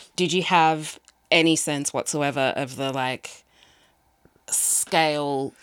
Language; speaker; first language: English; native; English